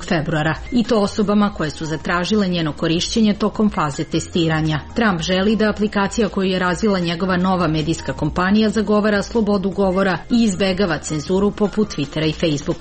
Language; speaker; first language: Serbian; native; Serbian